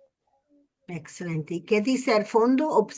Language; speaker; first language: Spanish; early bilingual, heritage; English